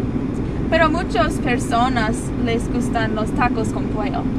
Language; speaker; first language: Spanish; non-native, learner; English